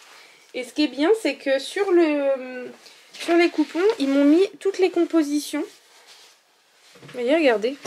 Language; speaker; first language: French; native; French